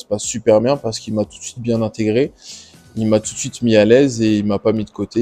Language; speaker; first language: French; native; French